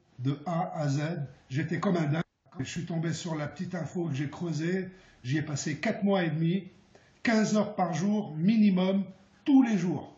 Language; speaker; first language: French; early bilingual, other home language; Arabic